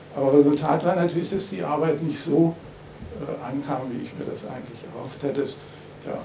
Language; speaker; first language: German; native; German